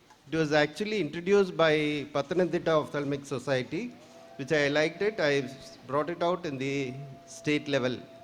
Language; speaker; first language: English; non-native, local second language; Malayalam